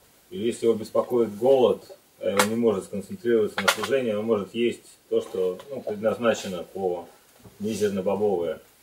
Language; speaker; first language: Russian; native; Russian